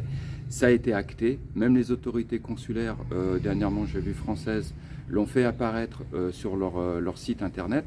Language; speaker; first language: French; native; French